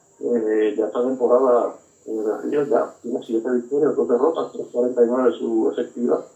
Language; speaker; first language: Spanish; native; Spanish